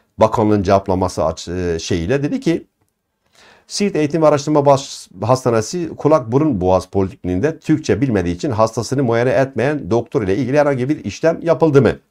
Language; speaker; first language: Turkish; non-native, local second language; Kurdish